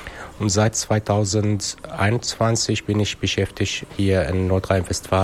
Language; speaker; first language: German; non-native, fluent; Arabic